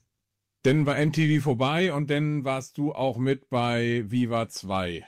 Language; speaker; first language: German; native; German